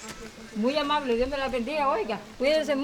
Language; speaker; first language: Spanish; native; Spanish